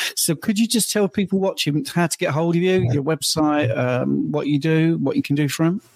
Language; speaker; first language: English; native; English